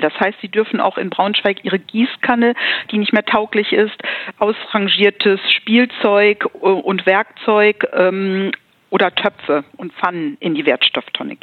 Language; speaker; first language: German; native; German